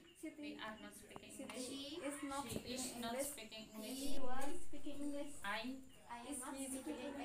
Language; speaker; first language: English; non-native, learner; Indonesian